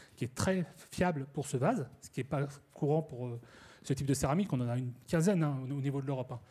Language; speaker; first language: French; native; French